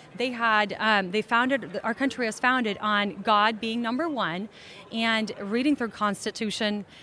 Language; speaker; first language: English; early bilingual, other home language; Russian